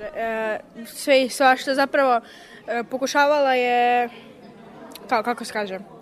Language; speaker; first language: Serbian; non-native, learner; Ukrainian